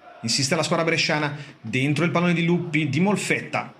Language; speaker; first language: Italian; native; Italian